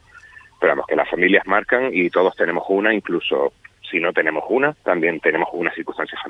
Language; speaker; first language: Spanish; native; Spanish